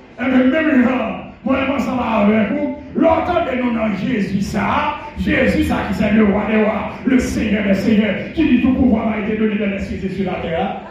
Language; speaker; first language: French; non-native, local second language; Haitian Creole